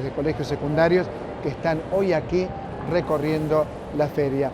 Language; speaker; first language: Spanish; native; Spanish